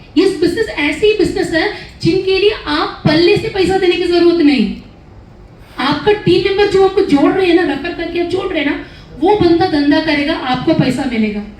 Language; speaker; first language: Hindi; non-native, local second language; Malayalam